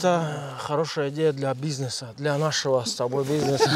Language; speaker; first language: Russian; non-native, local second language; Tajik